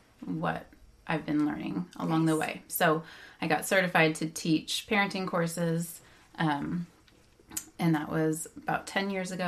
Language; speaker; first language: English; native; English